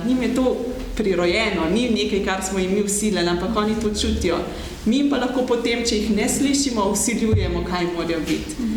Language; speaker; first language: Slovenian; native; Slovenian